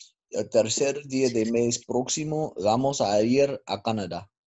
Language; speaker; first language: Spanish; non-native, learner; English